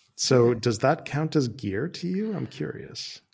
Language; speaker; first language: English; native; English